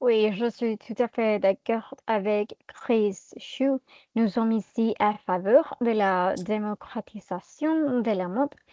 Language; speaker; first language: French; non-native, fluent; Spanish